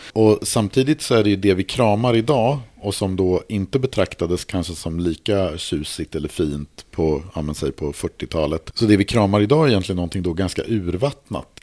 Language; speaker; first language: Swedish; native; Swedish